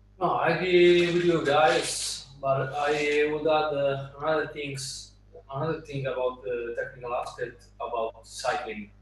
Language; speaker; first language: English; non-native, learner; Italian